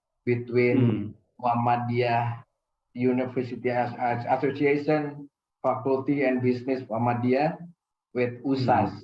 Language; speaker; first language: English; non-native, learner; Indonesian